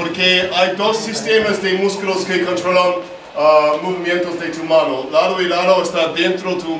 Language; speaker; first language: Spanish; non-native, learner; English